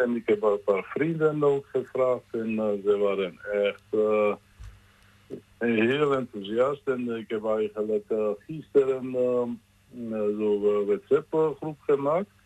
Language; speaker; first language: Dutch; non-native, learner; Georgian